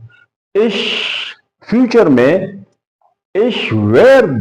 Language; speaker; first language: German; non-native, fluent; Urdu